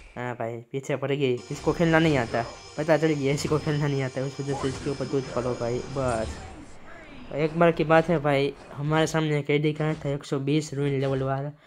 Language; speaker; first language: Hindi; non-native, local second language; Gujarati